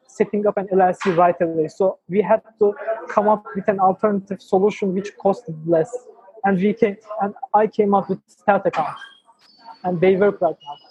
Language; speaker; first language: English; non-native, fluent; Turkish